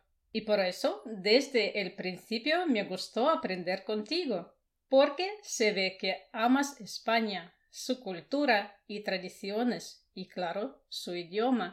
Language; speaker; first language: Spanish; non-native, fluent; Russian